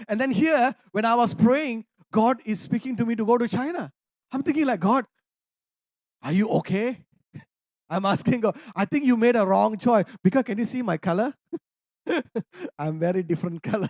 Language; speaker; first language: English; non-native, local second language; Tamil